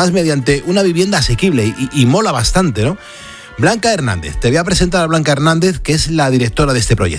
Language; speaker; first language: Spanish; native; Spanish